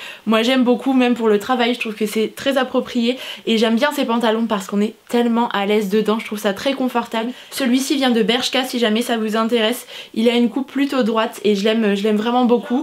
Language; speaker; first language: French; native; French